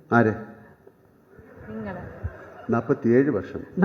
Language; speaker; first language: Tamil; non-native, local second language; Malayalam